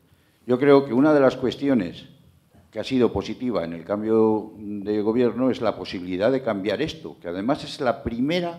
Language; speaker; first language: Spanish; native; Spanish